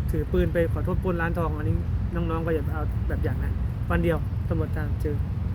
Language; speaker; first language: Thai; native; Thai